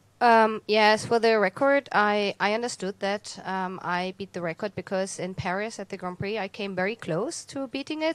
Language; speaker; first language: English; non-native, fluent; Russian